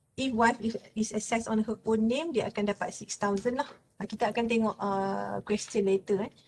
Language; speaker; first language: English; non-native, local second language; Malay